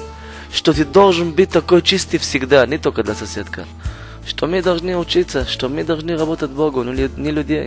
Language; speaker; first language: Russian; non-native, learner; Hebrew